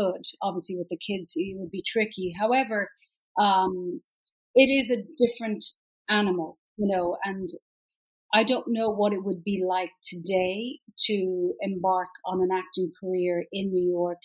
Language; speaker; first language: English; native; English